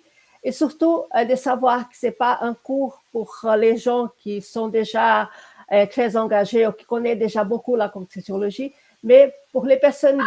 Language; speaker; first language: French; non-native, fluent; Portuguese